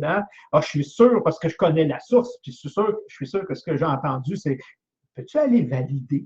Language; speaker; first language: French; native; French